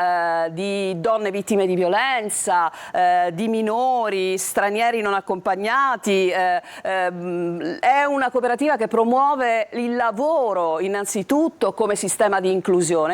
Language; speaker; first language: Italian; native; Italian